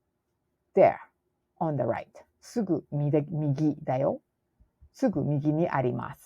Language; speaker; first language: Japanese; non-native, learner; English